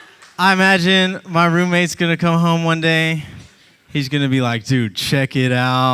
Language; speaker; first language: English; native; English